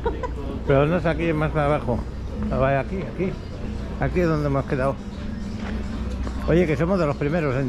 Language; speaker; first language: Spanish; native; Spanish